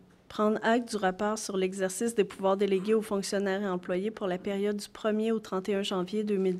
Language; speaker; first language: French; native; French